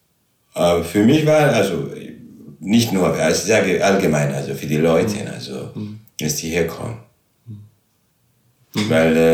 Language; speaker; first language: German; non-native, learner; Arabic